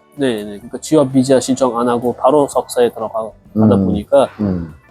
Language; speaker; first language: Korean; non-native, fluent; Uzbek